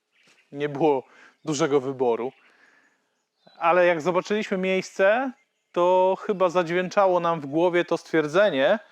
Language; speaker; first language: Polish; native; Polish